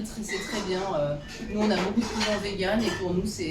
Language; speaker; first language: French; native; French